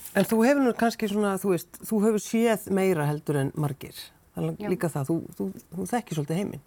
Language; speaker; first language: Icelandic; native; Icelandic